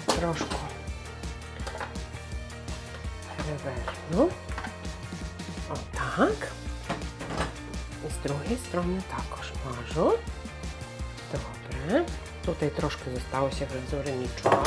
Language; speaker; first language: Polish; non-native, learner; Ukrainian